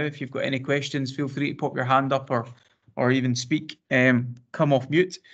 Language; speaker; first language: English; native; English